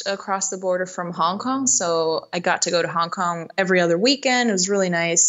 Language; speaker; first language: English; early bilingual, other home language; Spanish